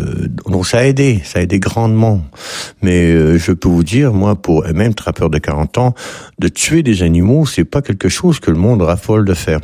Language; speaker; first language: French; native; French